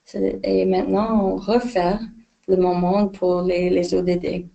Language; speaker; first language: French; non-native, fluent; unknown